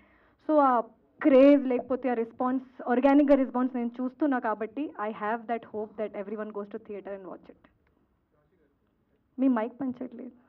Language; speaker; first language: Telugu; non-native, fluent; Hindi